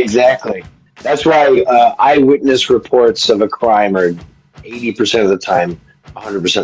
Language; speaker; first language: English; native; English